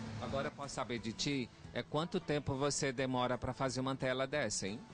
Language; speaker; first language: Portuguese; native; Portuguese